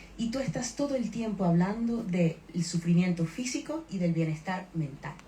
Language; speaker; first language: Spanish; native; Spanish